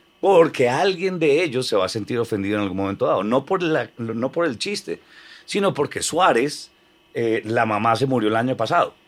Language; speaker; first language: Spanish; native; Spanish